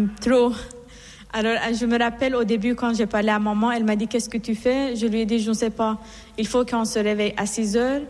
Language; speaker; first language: French; non-native, fluent; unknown